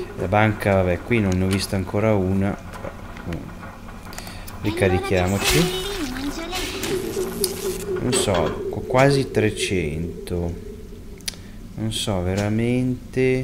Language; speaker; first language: Italian; native; Italian